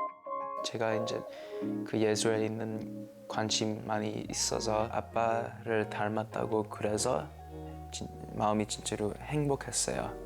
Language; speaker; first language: Korean; early bilingual, heritage; English